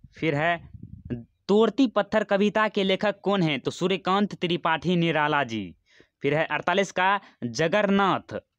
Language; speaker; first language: Hindi; native; Hindi